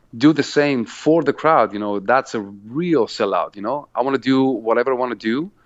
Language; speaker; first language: English; non-native, fluent; Greek